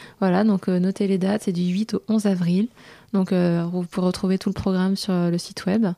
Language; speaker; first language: French; native; French